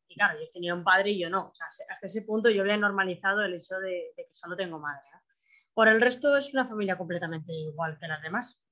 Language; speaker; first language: Spanish; native; Spanish